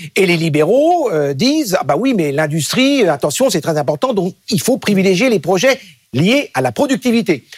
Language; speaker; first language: French; native; French